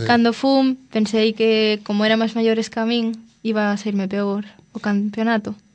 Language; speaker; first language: Galician; non-native, local second language; Spanish